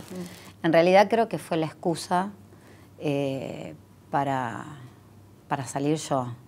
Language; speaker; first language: Spanish; native; Spanish